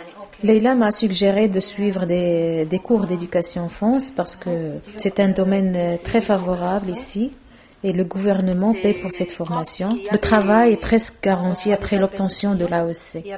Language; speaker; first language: French; non-native, local second language; Arabic